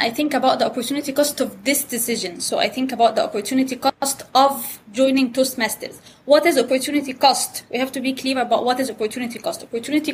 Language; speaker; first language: English; non-native, fluent; Arabic